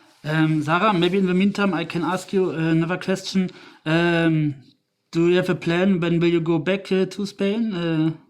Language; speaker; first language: English; non-native, fluent; German